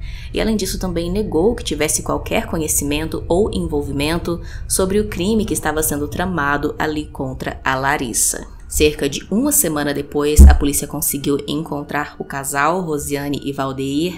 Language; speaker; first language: Portuguese; native; Portuguese